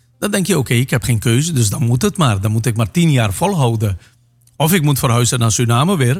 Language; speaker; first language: Dutch; non-native, local second language; Caribbean Hindustani